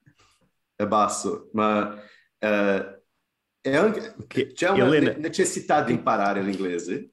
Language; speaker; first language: Italian; non-native, fluent; Portuguese